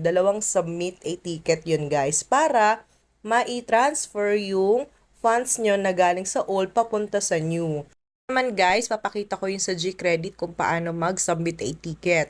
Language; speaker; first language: Filipino; native; Filipino